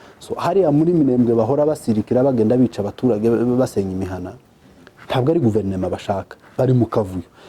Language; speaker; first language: Kinyarwanda; native; Kinyarwanda